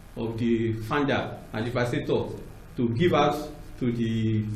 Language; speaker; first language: English; non-native, local second language; Yoruba